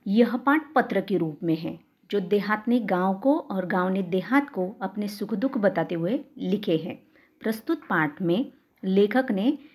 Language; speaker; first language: Hindi; non-native, local second language; Marathi